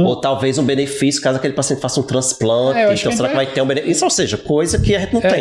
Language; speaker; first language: Portuguese; native; Portuguese